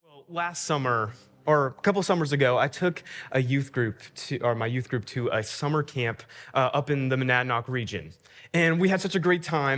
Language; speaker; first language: English; native; English